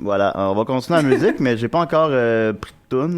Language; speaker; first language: French; native; French